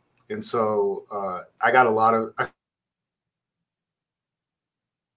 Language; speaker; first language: English; native; English